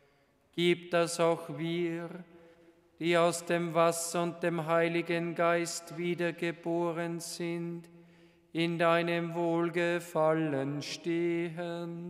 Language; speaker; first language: German; native; German